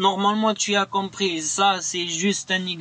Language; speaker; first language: French; non-native, learner; Arabic